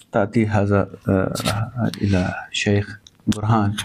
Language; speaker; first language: Arabic; non-native, fluent; Kashmiri